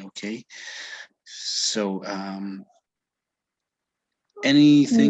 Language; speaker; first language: English; non-native, fluent; Spanish